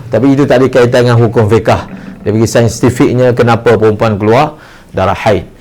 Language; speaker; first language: Malay; native; Malay